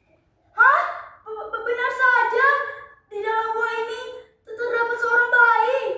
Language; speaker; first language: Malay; non-native, local second language; Balinese